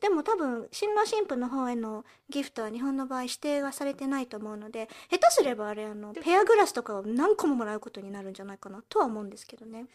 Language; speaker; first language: Japanese; early bilingual, heritage; Japanese